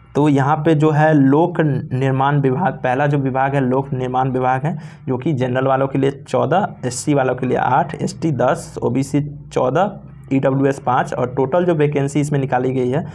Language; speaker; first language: Hindi; native; Hindi